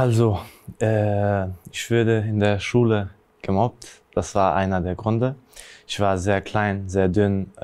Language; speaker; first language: German; early bilingual, other home language; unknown